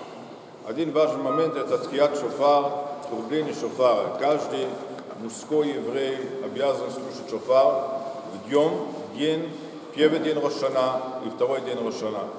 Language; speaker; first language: Russian; non-native, fluent; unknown